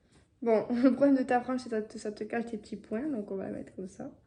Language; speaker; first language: French; native; French